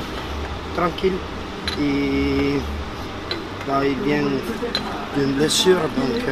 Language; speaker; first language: French; non-native, learner; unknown